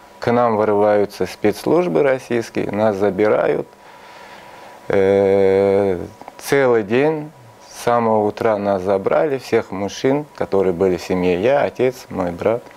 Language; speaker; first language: Russian; non-native, local second language; Tajik